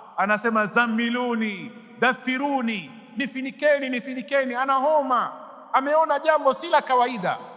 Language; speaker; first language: Swahili; native; Swahili